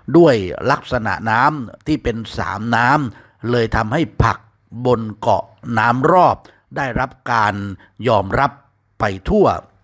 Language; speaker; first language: Thai; native; Thai